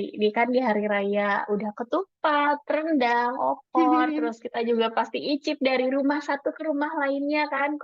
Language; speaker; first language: Indonesian; native; Indonesian